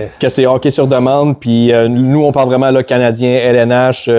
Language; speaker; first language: French; native; French